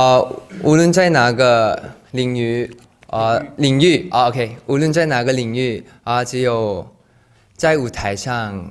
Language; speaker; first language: Chinese; non-native, learner; Thai